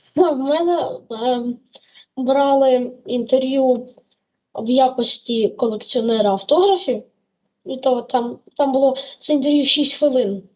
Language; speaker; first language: Ukrainian; native; Ukrainian